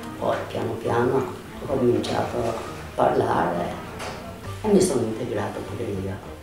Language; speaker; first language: Italian; non-native, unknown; Albanian